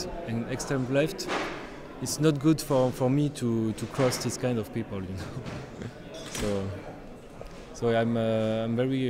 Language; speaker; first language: English; non-native, learner; French